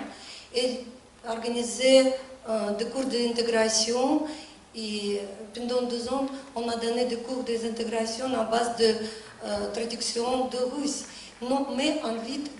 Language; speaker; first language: French; non-native, learner; Russian